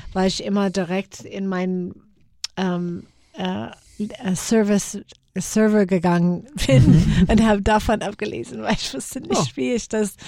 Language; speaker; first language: German; non-native, fluent; English